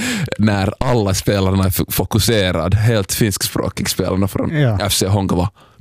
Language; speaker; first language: Swedish; non-native, local second language; Somali